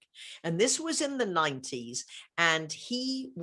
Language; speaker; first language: English; native; English